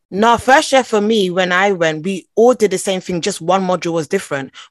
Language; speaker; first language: English; non-native, local second language; Akan